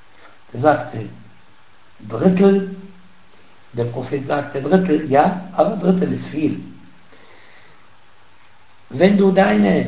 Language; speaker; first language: German; non-native, fluent; Arabic